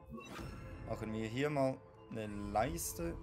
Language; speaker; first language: German; native; German